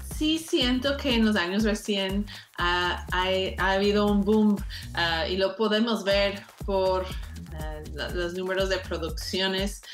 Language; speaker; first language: Spanish; non-native, fluent; English